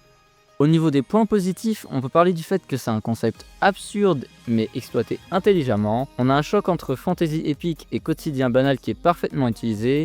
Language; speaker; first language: French; native; French